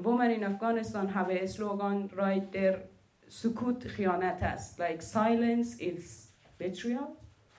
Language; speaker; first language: English; non-native, learner; Persian